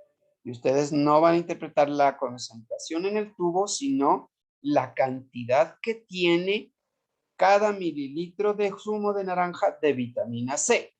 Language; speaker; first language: Spanish; native; Spanish